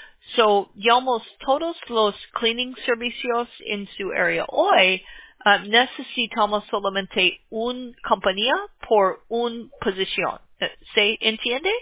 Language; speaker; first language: Spanish; non-native, learner; English